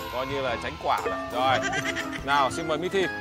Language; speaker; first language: Vietnamese; native; Vietnamese